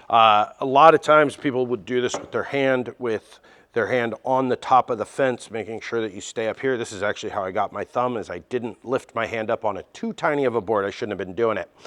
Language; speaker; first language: English; native; English